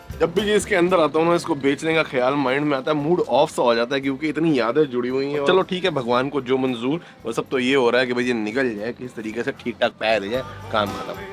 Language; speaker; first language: Hindi; non-native, local second language; Punjabi